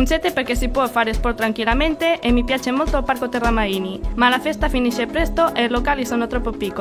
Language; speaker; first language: Italian; non-native, learner; Catalan